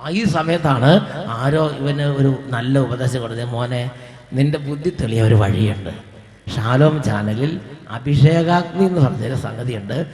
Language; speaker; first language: Malayalam; native; Malayalam